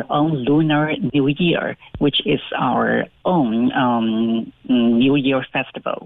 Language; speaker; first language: English; non-native, fluent; Chinese